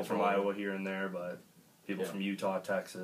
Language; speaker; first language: English; native; English